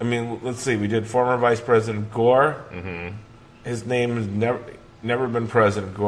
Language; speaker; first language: English; native; English